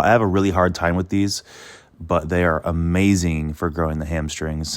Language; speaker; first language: English; native; English